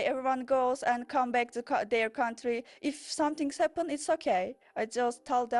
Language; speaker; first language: English; non-native, learner; Turkish